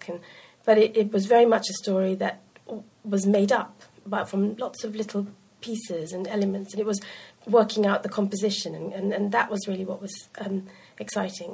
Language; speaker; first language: English; non-native, local second language; Sinhala